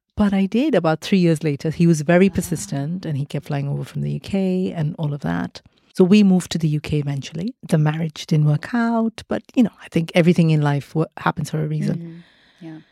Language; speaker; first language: English; non-native, local second language; Malayalam